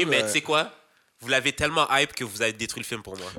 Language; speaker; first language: French; native; French